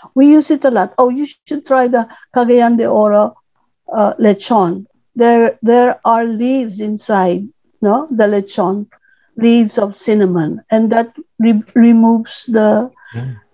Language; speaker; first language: English; non-native, local second language; Cebuano